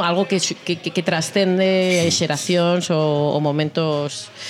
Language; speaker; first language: Galician; non-native, fluent; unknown